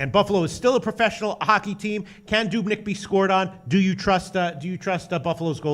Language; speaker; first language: English; native; English